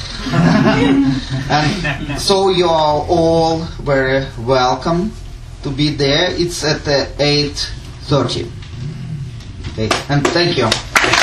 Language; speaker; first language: English; non-native, fluent; Russian